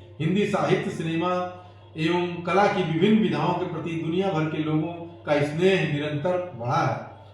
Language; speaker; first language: Hindi; native; Hindi